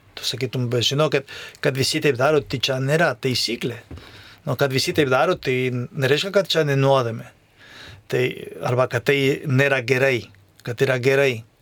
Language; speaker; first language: Lithuanian; non-native, fluent; Spanish